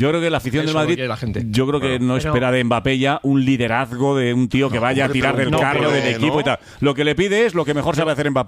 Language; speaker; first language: Spanish; native; Spanish